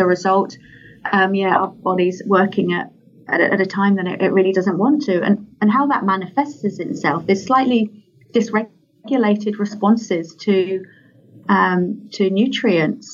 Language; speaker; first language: English; native; English